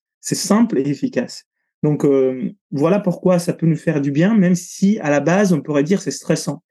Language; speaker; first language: French; non-native, fluent; Italian